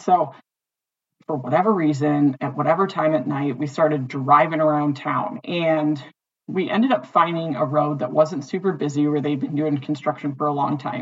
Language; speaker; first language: English; native; English